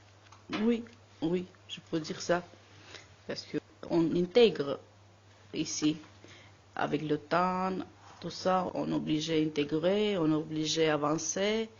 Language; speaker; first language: French; non-native, learner; Armenian